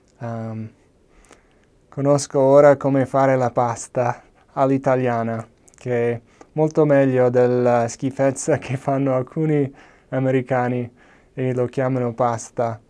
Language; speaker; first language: Italian; non-native, fluent; English